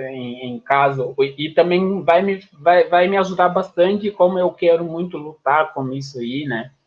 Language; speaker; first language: Portuguese; non-native, fluent; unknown